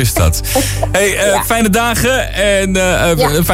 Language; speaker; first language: Dutch; native; Dutch